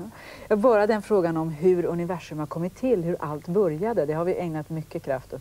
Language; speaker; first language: Swedish; native; Swedish